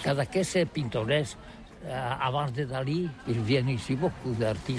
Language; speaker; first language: French; non-native, learner; Catalan